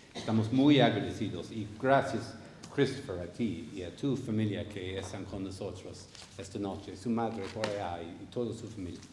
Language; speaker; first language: Spanish; non-native, fluent; English